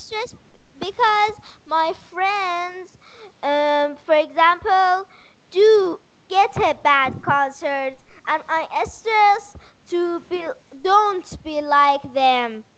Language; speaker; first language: English; non-native, learner; Persian